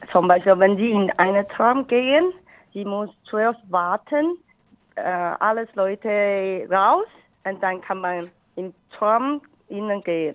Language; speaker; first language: German; non-native, learner; Chinese